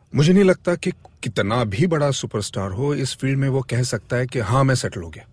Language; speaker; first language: Hindi; non-native, local second language; Marathi